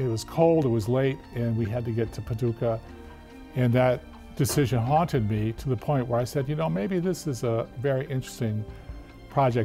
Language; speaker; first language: English; native; English